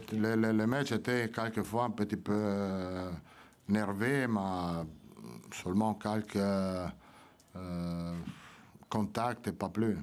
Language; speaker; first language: French; non-native, fluent; Italian